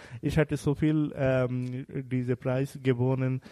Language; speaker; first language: German; non-native, learner; Bangla